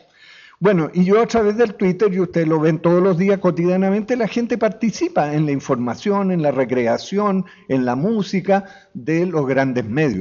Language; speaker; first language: Spanish; native; Spanish